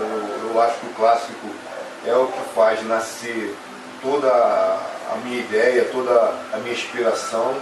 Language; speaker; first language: Portuguese; native; Portuguese